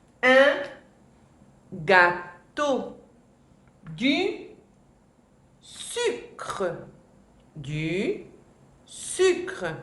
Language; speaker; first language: French; non-native, fluent; Spanish